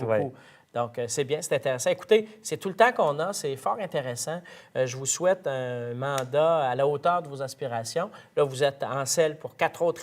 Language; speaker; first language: French; native; French